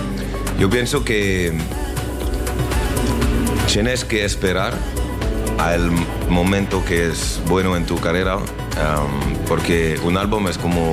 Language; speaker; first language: Spanish; non-native, learner; French